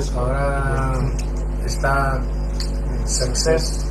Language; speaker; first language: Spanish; non-native, fluent; Chinese